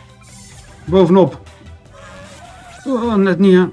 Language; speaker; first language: Dutch; native; Dutch